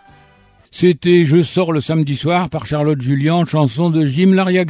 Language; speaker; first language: French; native; French